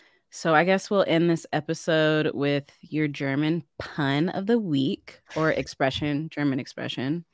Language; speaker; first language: English; native; English